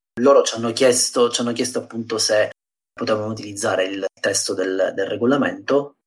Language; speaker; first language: Italian; native; Italian